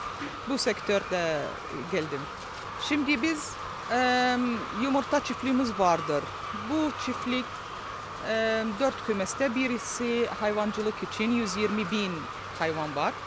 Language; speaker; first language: Turkish; non-native, fluent; Arabic